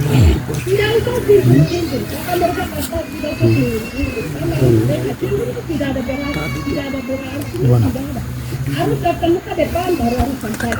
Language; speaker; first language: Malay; non-native, local second language; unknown